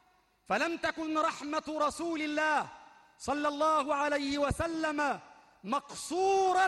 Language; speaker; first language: Arabic; native; Arabic